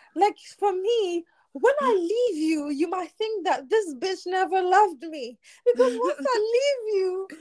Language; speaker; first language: English; non-native, local second language; Akan